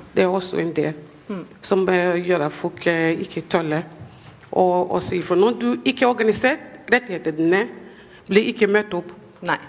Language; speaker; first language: Norwegian; non-native, fluent; English